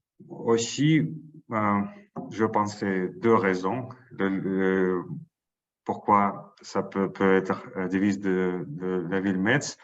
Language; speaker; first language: French; non-native, learner; Russian